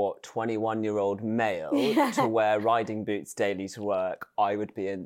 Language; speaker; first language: English; native; English